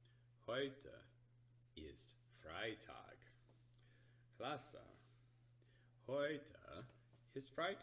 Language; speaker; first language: German; non-native, learner; English